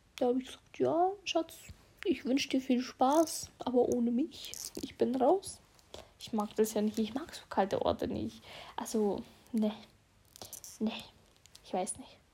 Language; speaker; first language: German; early bilingual, other home language; Russian